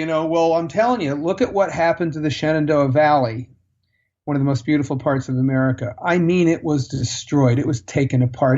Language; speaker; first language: English; native; English